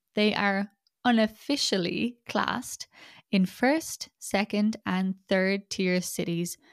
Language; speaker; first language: English; native; English